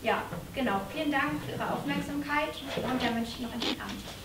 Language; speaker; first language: German; native; German